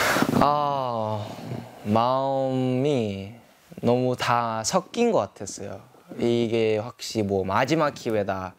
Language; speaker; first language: Korean; non-native, learner; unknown